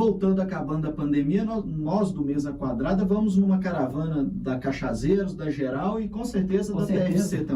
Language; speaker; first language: Portuguese; native; Portuguese